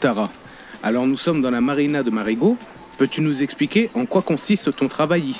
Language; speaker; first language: French; native; French